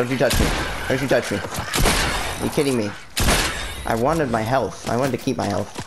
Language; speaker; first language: English; native; English